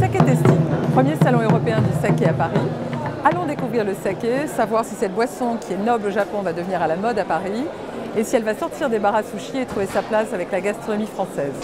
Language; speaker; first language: French; native; French